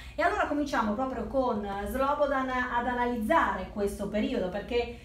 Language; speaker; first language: Italian; native; Italian